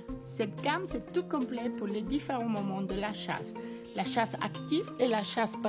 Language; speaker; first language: French; non-native, fluent; German